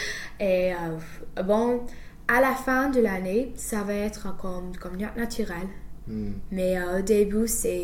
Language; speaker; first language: French; non-native, fluent; English